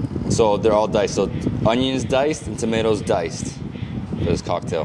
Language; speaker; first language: English; early bilingual, other home language; Spanish